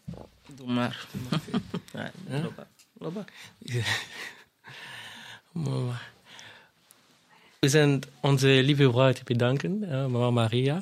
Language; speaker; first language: Dutch; non-native, fluent; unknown